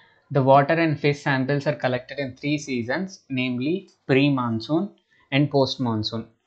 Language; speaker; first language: English; non-native, local second language; Telugu